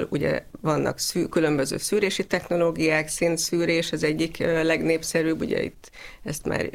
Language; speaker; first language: Hungarian; native; Hungarian